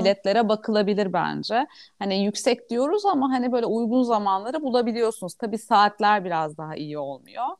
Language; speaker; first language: Turkish; native; Turkish